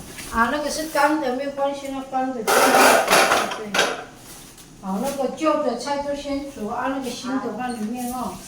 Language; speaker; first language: Chinese; non-native, learner; Filipino